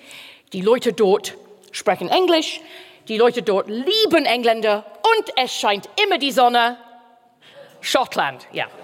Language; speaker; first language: German; non-native, fluent; English